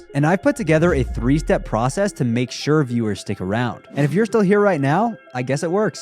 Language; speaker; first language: English; native; English